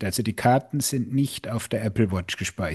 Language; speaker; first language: German; native; German